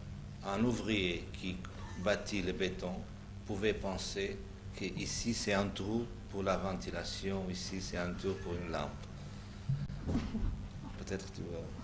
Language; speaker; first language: French; non-native, fluent; Portuguese